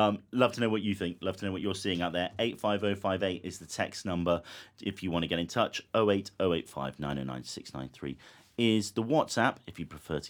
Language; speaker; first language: English; native; English